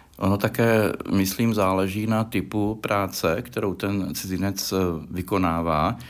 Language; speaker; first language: Czech; native; Czech